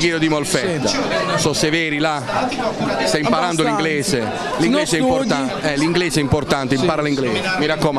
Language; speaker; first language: Italian; native; Italian